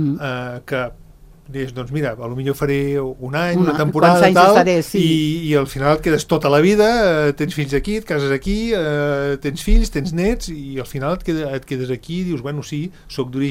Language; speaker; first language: Catalan; native; Catalan